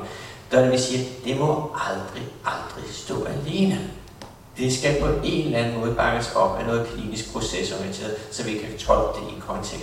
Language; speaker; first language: Danish; native; Danish